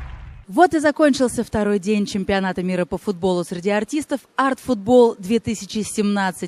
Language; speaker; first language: Russian; native; Russian